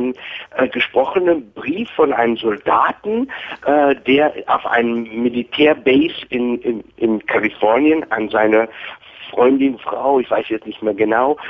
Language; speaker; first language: German; non-native, fluent; English